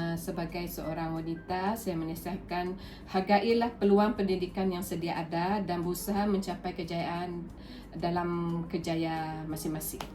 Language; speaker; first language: Malay; non-native, local second language; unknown